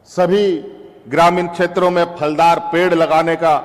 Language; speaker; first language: Hindi; native; Hindi